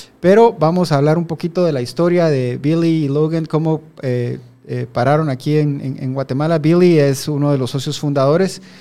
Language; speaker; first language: Spanish; native; Spanish